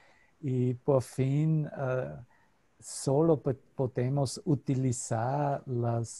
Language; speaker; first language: Spanish; non-native, fluent; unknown